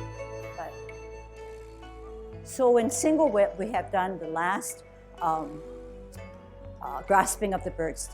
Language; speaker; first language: English; native; English